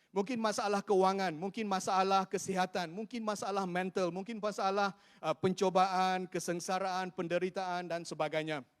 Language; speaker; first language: Malay; non-native, local second language; Chinese